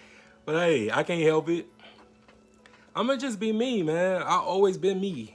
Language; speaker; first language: English; native; English